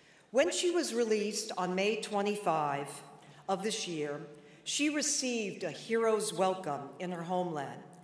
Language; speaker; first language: English; native; English